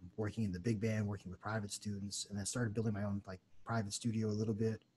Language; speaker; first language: English; native; English